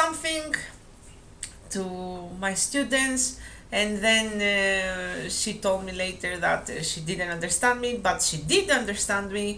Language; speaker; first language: English; non-native, fluent; Greek